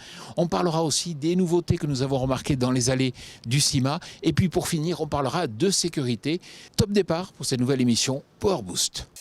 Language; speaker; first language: French; native; French